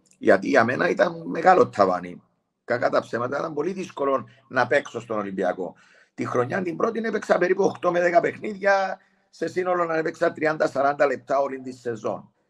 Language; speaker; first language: Greek; native; Greek